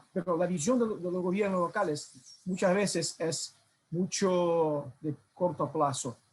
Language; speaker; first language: Spanish; non-native, fluent; Portuguese